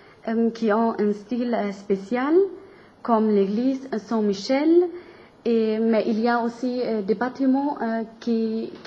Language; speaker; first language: French; non-native, learner; German